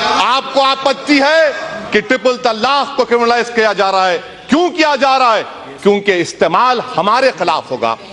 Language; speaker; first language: Urdu; native; Urdu